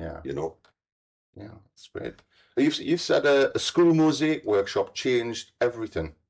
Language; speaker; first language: English; native; English